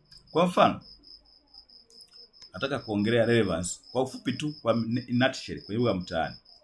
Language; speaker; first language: Swahili; native; Swahili